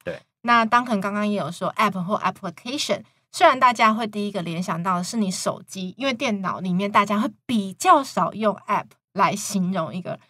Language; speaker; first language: Chinese; native; Chinese